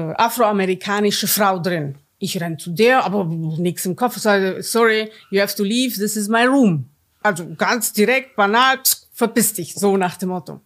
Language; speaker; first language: German; non-native, fluent; Romanian